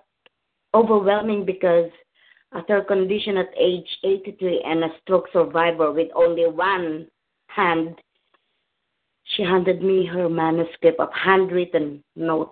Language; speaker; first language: English; non-native, local second language; Filipino